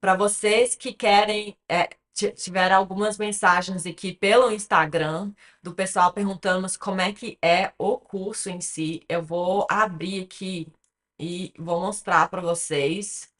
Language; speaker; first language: Portuguese; early bilingual, other home language; English